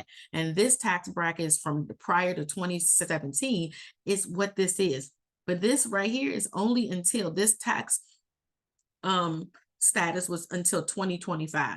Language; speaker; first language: English; native; English